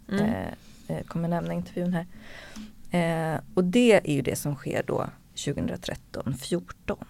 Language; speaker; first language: Swedish; native; Swedish